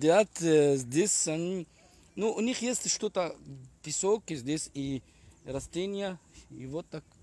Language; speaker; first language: Russian; non-native, learner; Arabic